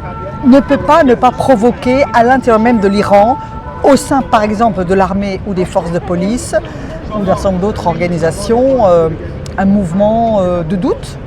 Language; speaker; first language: French; native; French